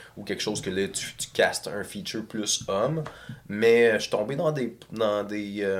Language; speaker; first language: French; native; French